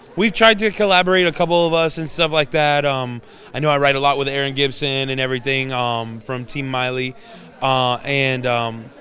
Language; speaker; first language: English; native; English